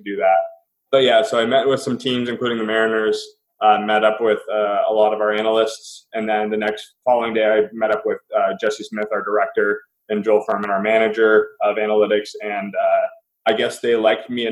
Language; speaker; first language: English; native; English